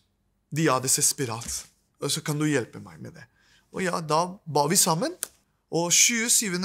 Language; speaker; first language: Norwegian; non-native, fluent; Spanish